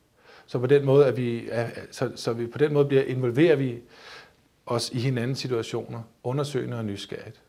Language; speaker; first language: Danish; native; Danish